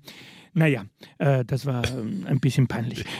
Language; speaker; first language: German; non-native, fluent; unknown